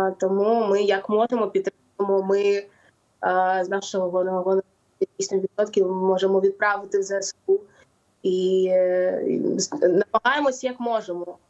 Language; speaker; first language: Ukrainian; non-native, local second language; Russian